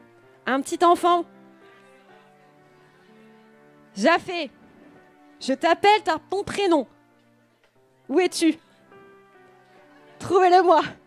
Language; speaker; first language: French; native; French